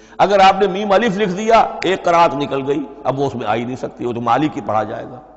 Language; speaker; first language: Urdu; native; Urdu